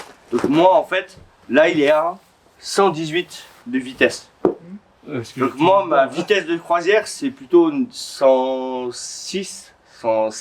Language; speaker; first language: French; native; French